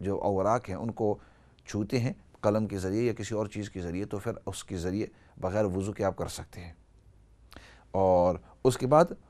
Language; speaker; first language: Urdu; native; Urdu